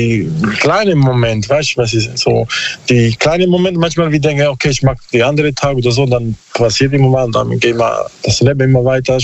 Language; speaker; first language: German; non-native, learner; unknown